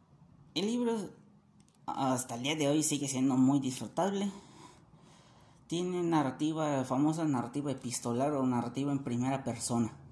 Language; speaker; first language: Spanish; native; Spanish